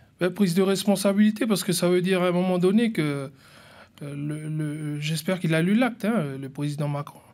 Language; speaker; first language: French; native; French